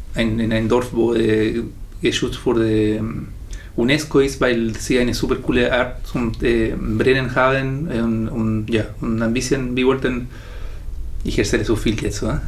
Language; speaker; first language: German; non-native, learner; Spanish